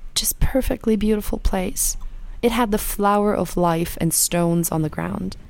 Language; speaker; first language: English; non-native, fluent; German